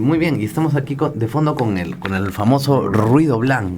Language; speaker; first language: Spanish; native; Spanish